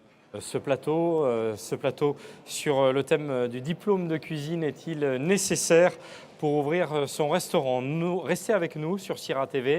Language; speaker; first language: French; native; French